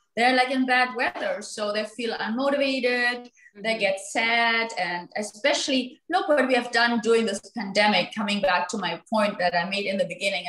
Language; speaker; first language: English; non-native, fluent; German